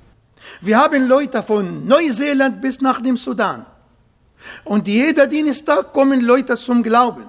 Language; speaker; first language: German; non-native, fluent; Arabic